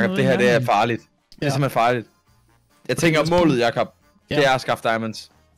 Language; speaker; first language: Danish; native; Danish